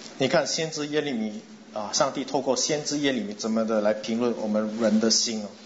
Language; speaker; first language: Chinese; non-native, local second language; English